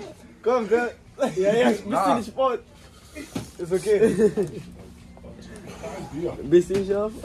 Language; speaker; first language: German; non-native, learner; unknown